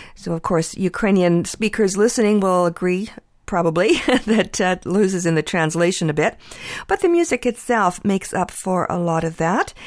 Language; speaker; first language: English; early bilingual, other home language; Ukrainian